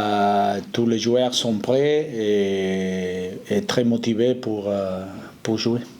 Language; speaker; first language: French; non-native, fluent; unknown